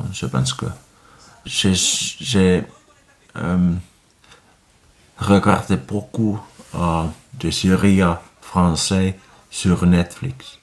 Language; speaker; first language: French; non-native, learner; Finnish